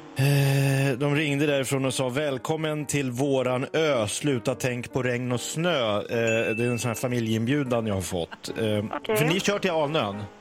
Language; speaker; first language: Swedish; native; Swedish